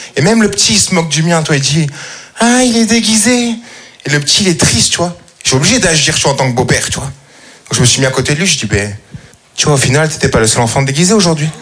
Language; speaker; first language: French; native; French